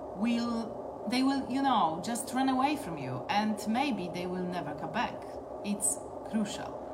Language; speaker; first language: English; non-native, learner; Polish